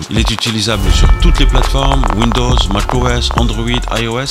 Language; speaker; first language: French; native; French